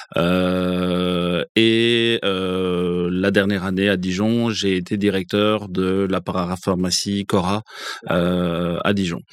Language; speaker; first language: French; native; French